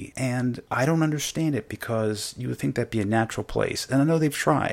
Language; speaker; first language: English; native; English